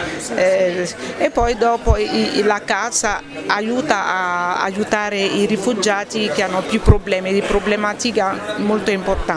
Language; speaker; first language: Italian; non-native, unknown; French